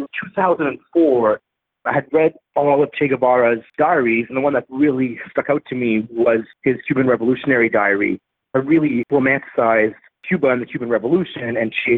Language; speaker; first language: English; native; English